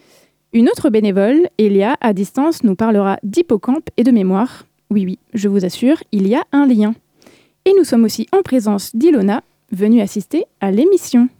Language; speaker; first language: French; native; French